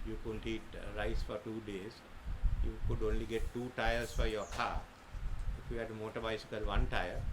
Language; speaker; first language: English; non-native, local second language; Sinhala